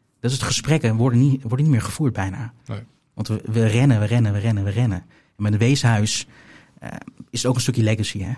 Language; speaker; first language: Dutch; native; Dutch